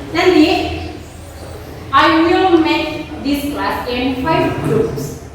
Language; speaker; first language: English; non-native, learner; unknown